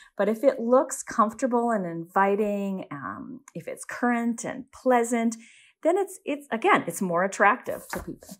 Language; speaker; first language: English; native; English